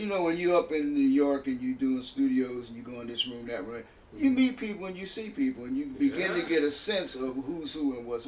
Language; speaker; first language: English; native; English